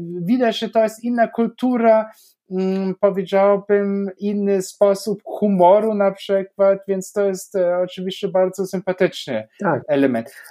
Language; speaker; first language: Polish; non-native, fluent; German